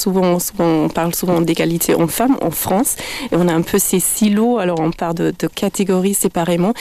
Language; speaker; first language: French; non-native, fluent; German